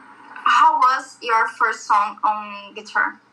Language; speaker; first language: English; non-native, learner; Portuguese